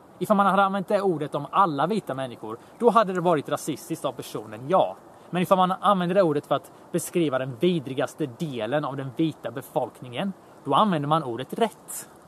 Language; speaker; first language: Swedish; early bilingual, other home language; Bosnian